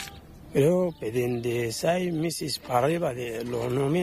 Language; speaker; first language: Spanish; non-native, learner; Arabic